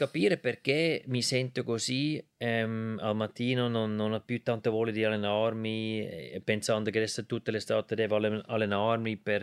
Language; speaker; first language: Italian; non-native, local second language; German